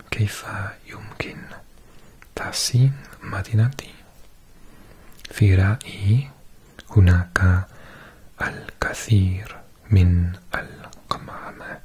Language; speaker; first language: Arabic; non-native, learner; English